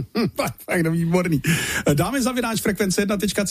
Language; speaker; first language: Czech; native; Czech